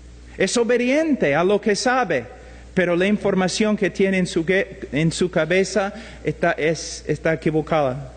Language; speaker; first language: Spanish; non-native, fluent; English